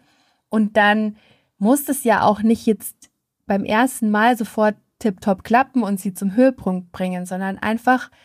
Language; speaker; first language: German; native; German